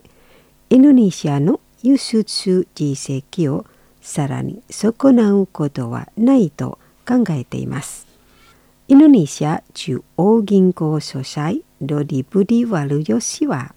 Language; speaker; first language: Japanese; non-native, fluent; Indonesian